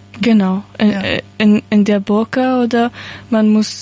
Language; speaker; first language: German; non-native, learner; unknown